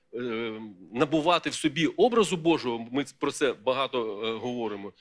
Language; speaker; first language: Ukrainian; non-native, local second language; Russian